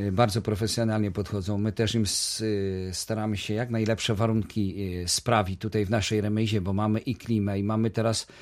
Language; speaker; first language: Polish; native; Polish